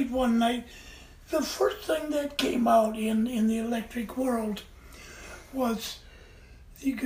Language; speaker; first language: English; native; English